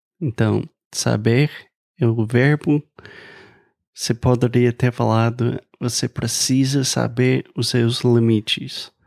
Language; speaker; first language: Portuguese; non-native, fluent; English